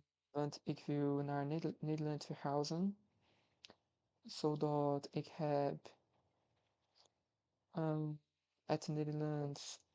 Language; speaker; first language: Dutch; non-native, learner; Portuguese